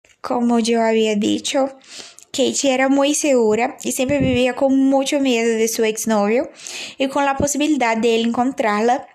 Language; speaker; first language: Spanish; non-native, learner; Portuguese